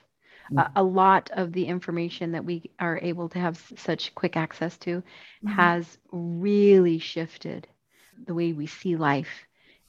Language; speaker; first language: English; native; English